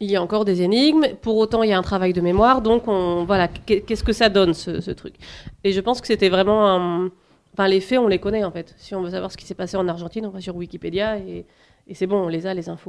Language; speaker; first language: French; native; French